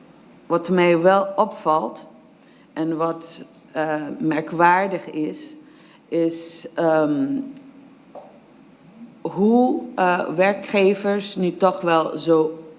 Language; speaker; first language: Dutch; non-native, local second language; Papiamento